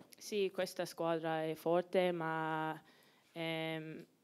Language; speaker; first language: Italian; non-native, learner; English